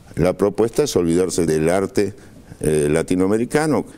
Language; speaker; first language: Spanish; native; Spanish